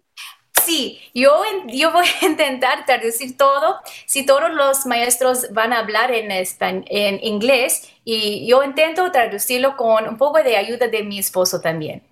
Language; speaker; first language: Spanish; non-native, learner; English